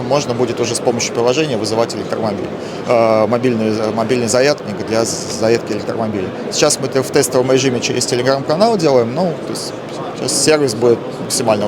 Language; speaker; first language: Russian; native; Russian